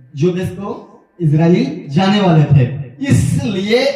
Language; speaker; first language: Hindi; non-native, local second language; Gujarati